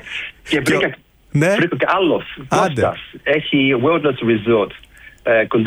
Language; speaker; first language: Greek; early bilingual, heritage; English